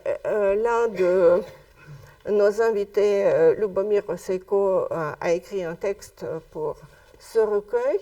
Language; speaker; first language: French; non-native, fluent; Russian